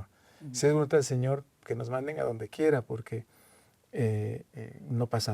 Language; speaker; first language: Spanish; native; Spanish